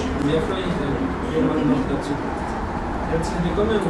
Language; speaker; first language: German; non-native, fluent; Spanish